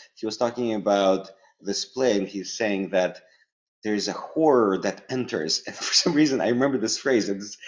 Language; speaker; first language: English; early bilingual, other home language; Russian